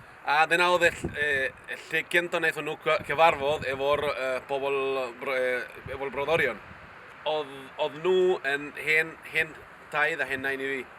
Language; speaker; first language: Welsh; early bilingual, heritage; Welsh